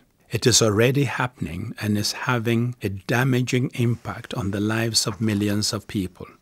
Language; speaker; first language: English; non-native, local second language; Akan